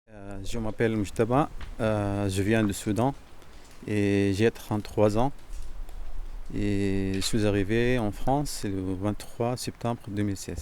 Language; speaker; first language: French; non-native, fluent; Arabic